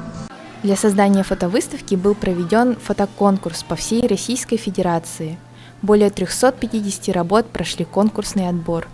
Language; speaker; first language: Russian; native; Russian